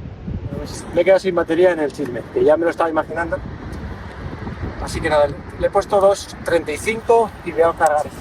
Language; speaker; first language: Spanish; native; Spanish